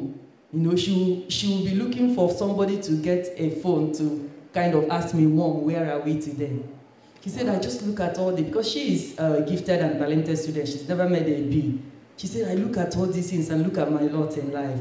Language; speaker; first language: English; non-native, local second language; Igbo